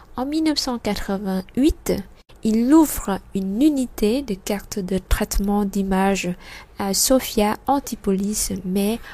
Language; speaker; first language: French; non-native, fluent; Vietnamese